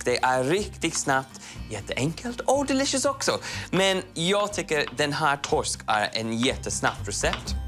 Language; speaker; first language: Swedish; non-native, learner; English